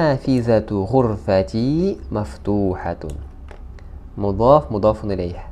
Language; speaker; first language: Arabic; non-native, fluent; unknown